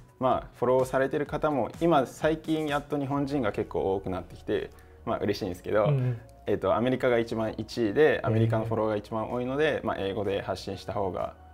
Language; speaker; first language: Japanese; early bilingual, heritage; English